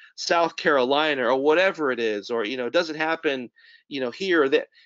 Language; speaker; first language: English; native; English